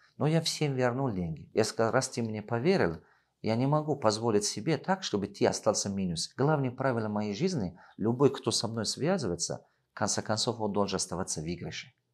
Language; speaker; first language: Russian; non-native, local second language; Tajik